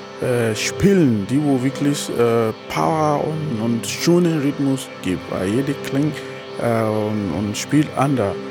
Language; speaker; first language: German; non-native, fluent; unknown